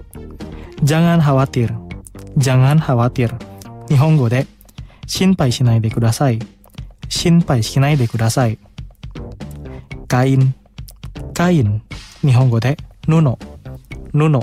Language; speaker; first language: Japanese; non-native, fluent; Indonesian